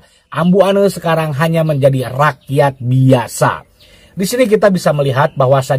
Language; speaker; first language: Indonesian; native; Indonesian